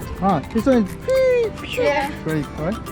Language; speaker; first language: English; non-native, learner; Korean